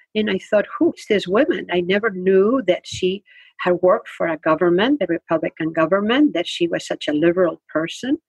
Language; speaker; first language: English; non-native, fluent; Spanish